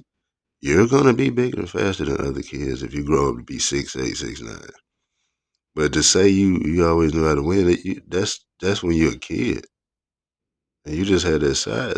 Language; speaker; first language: English; native; English